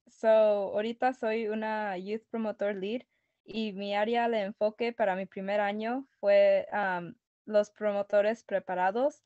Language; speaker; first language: Spanish; early bilingual, other home language; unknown